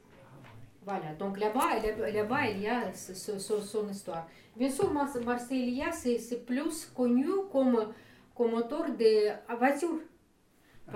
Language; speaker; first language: French; non-native, learner; Russian